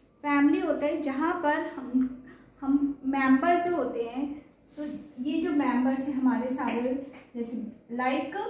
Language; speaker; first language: Hindi; native; Hindi